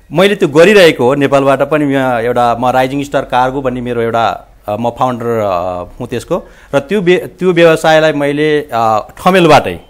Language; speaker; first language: Nepali; native; Nepali